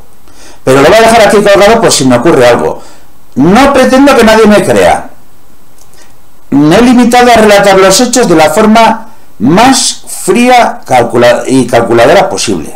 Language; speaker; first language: Spanish; native; Spanish